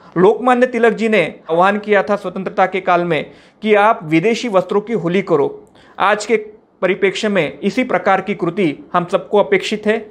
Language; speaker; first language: Hindi; non-native, local second language; Marathi